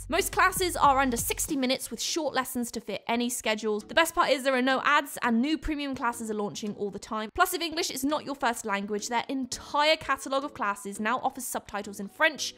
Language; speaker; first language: English; native; English